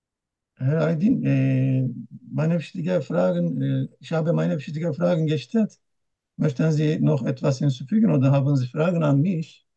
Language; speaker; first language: German; non-native, learner; Turkish